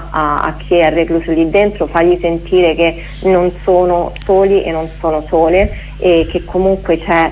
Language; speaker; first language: Italian; native; Italian